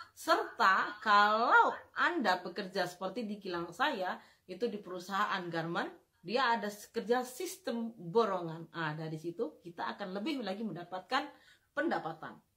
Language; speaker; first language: Indonesian; native; Indonesian